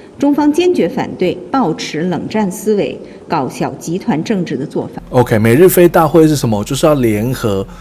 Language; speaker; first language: Chinese; early bilingual, heritage; Chinese